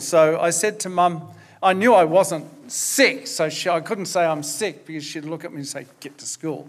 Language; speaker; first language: English; native; English